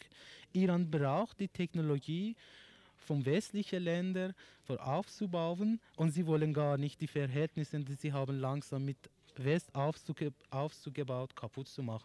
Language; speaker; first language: German; non-native, learner; Persian